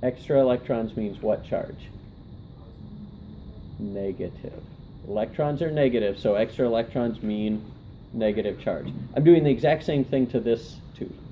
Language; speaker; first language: English; native; English